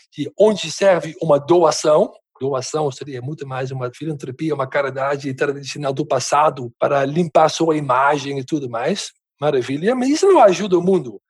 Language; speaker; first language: Portuguese; non-native, fluent; Dutch